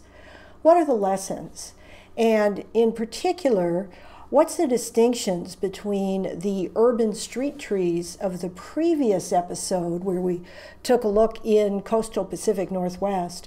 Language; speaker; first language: English; native; English